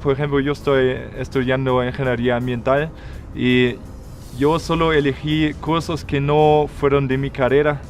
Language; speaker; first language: Spanish; non-native, fluent; German